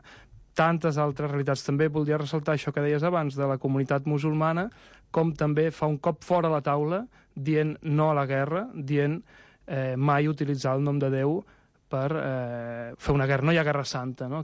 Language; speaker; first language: Catalan; native; Catalan